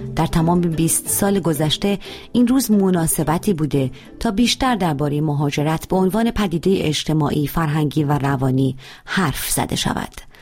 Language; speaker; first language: Persian; native; Persian